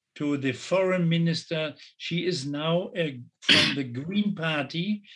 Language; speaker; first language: English; non-native, fluent; German